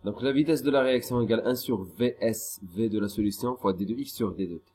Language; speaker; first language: French; non-native, local second language; Arabic